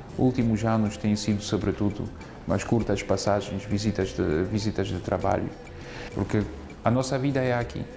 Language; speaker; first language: Portuguese; non-native, fluent; Polish